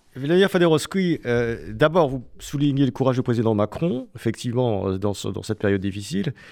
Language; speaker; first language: French; native; French